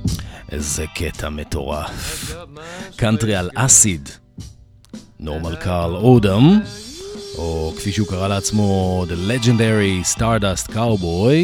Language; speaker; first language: Hebrew; native; Hebrew